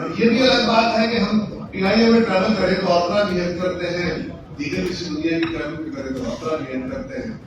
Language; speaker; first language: Urdu; non-native, local second language; Punjabi